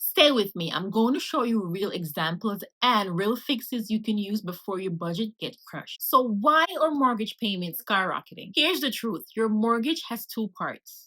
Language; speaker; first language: English; native; English